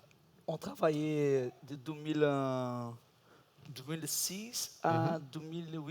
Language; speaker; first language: French; non-native, learner; Portuguese